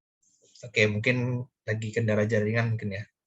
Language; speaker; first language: Indonesian; native; Indonesian